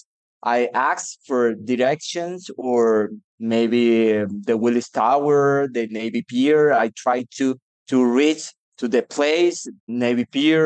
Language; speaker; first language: English; non-native, learner; Spanish